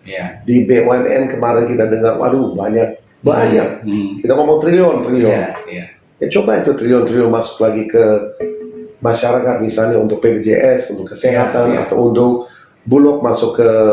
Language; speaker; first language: Indonesian; non-native, fluent; English